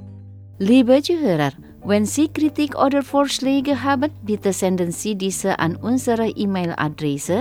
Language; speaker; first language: German; non-native, fluent; Indonesian